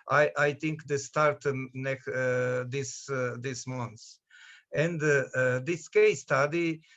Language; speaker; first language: English; non-native, learner; Serbian